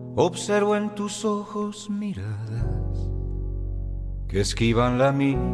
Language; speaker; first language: Spanish; native; Spanish